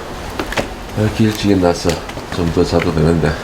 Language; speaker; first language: Korean; native; Korean